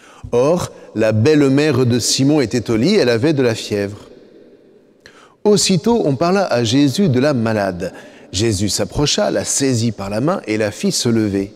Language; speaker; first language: French; native; French